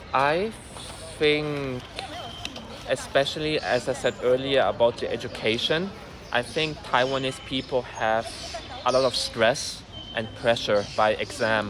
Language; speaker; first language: English; non-native, fluent; German